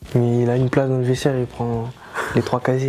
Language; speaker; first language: French; native; French